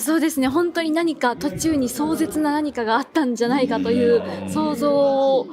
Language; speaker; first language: Japanese; native; Japanese